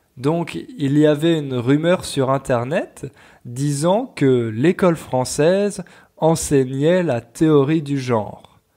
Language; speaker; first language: French; native; French